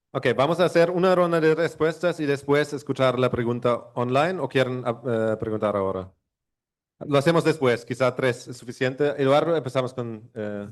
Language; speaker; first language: Spanish; non-native, fluent; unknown